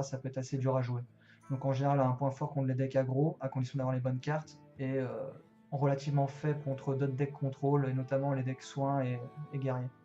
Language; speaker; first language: French; native; French